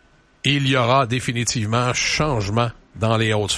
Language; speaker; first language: French; native; French